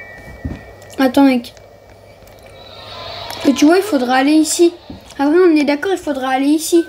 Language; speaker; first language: French; native; French